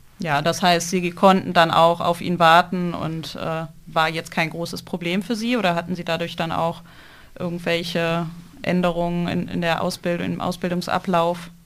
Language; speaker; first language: German; native; German